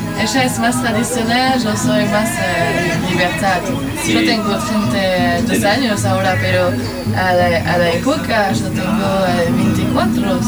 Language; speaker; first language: Spanish; non-native, learner; French